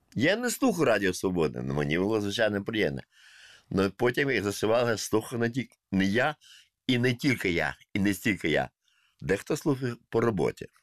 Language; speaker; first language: Ukrainian; non-native, local second language; Russian